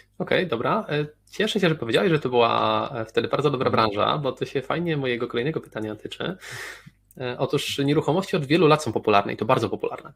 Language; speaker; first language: Polish; native; Polish